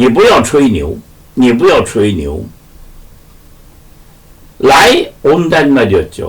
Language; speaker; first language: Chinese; non-native, fluent; Korean